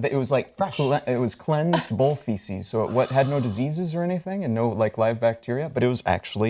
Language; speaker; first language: English; native; English